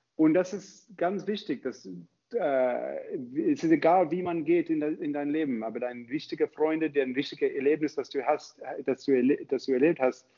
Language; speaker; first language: German; non-native, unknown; English